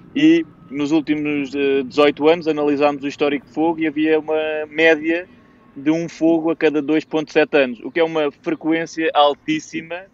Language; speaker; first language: Portuguese; native; Portuguese